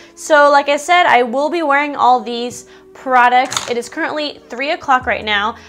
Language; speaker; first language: English; native; English